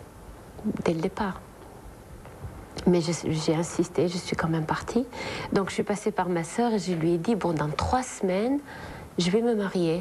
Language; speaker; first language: French; non-native, local second language; Arabic